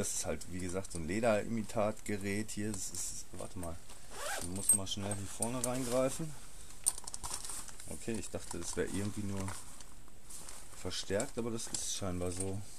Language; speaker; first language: German; native; German